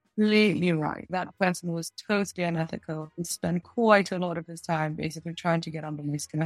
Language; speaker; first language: English; early bilingual, other home language; Russian